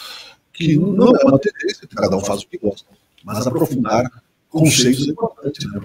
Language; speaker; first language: Portuguese; native; Portuguese